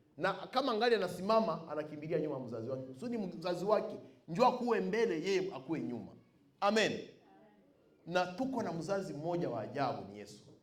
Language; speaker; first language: Swahili; non-native, local second language; Bembe